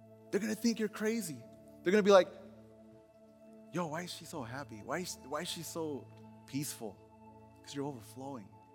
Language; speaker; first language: English; early bilingual, other home language; Spanish